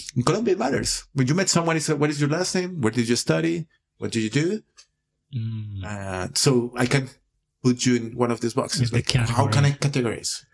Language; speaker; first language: English; non-native, fluent; Spanish